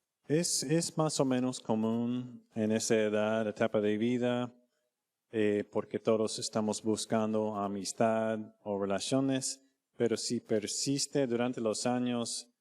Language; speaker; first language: Spanish; non-native, fluent; English